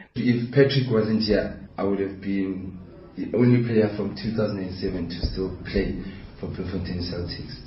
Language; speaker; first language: English; non-native, local second language; Southern Sotho